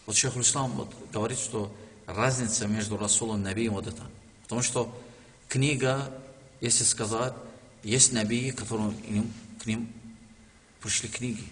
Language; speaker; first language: Russian; non-native, learner; Azerbaijani